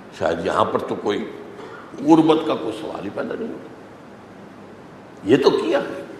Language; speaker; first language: Urdu; native; Urdu